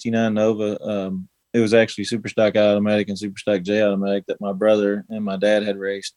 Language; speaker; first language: English; native; English